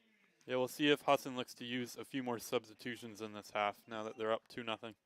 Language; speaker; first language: English; native; English